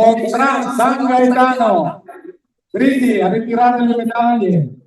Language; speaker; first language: Italian; native; Italian